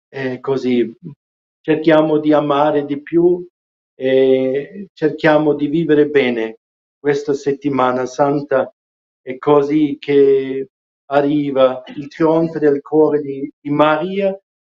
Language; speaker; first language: Italian; non-native, fluent; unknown